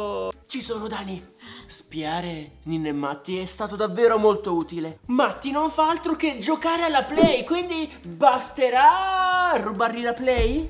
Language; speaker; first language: Italian; native; Italian